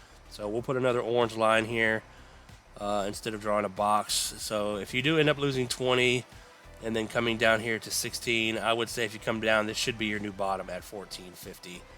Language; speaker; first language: English; native; English